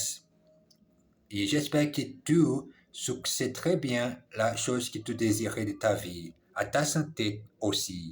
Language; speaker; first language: French; non-native, learner; English